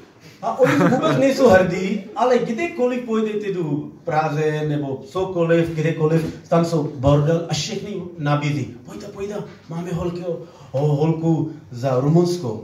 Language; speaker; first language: Czech; non-native, learner; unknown